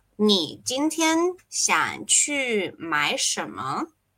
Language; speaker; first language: Chinese; non-native, learner; Spanish